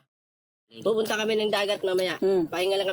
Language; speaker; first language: Filipino; non-native, local second language; Cebuano